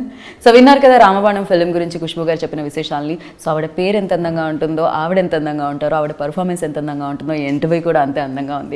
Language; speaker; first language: Telugu; native; Telugu